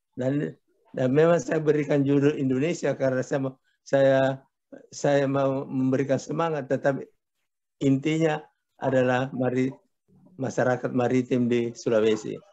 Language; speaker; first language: Indonesian; native; Indonesian